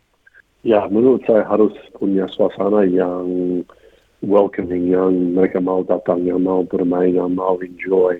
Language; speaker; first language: Indonesian; non-native, fluent; English